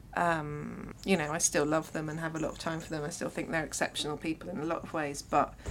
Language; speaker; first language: English; native; English